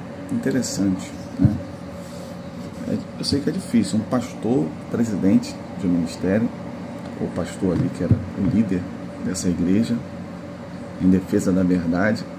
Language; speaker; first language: Portuguese; native; Portuguese